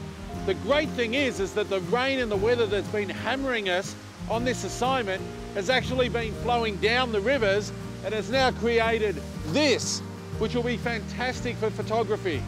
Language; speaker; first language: English; native; English